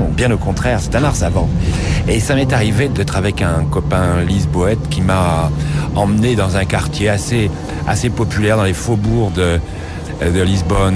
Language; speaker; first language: French; native; French